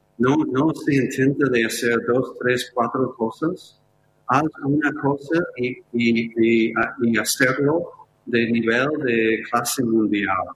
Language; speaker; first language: Spanish; non-native, fluent; English